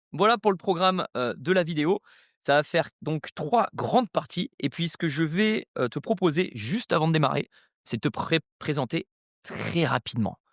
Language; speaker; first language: French; native; French